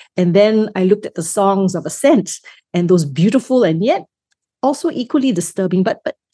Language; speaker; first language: English; native; English